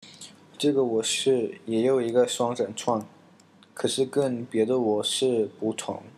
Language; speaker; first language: Chinese; non-native, learner; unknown